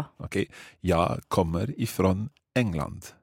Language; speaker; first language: Swedish; non-native, learner; English